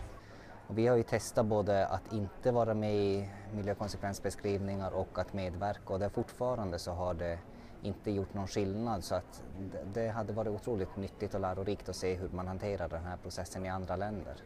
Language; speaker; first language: Swedish; native; Swedish